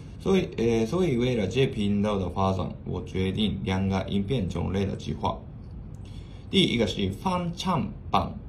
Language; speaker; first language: Chinese; non-native, fluent; Japanese